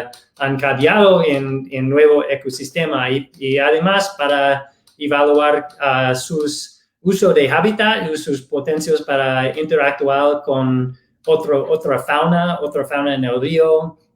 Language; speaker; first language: Spanish; non-native, fluent; English